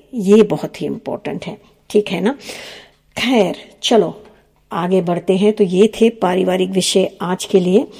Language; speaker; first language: Hindi; early bilingual, heritage; Hindi